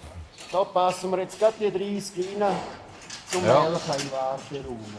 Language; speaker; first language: German; native; German